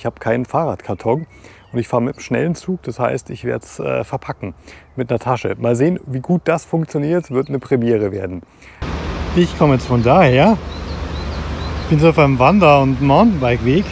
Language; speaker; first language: German; native; German